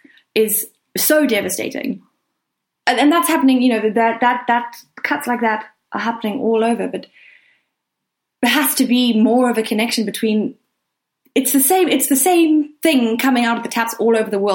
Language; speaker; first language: English; native; English